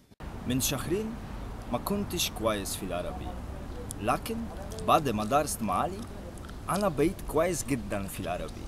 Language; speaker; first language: Arabic; non-native, learner; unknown